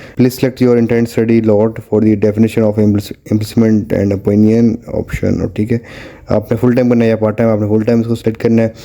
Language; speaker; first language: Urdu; non-native, local second language; Punjabi